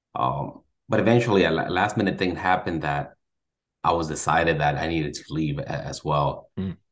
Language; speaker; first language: English; native; English